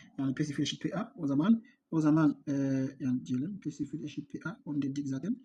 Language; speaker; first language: Turkish; non-native, learner; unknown